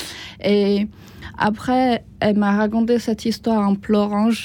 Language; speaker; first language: French; non-native, learner; Chinese